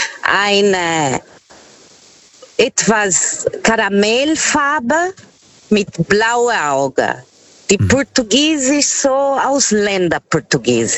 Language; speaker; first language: German; non-native, learner; Portuguese